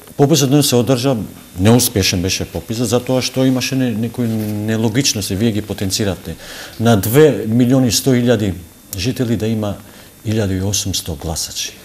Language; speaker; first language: Macedonian; non-native, local second language; Albanian